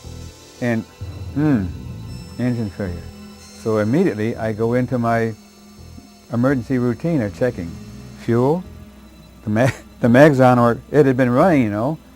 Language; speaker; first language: English; native; English